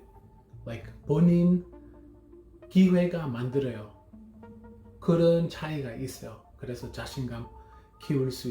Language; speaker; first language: Korean; non-native, learner; English